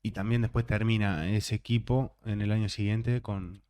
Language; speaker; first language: Spanish; native; Spanish